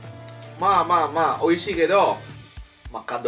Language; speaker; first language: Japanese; non-native, fluent; Indonesian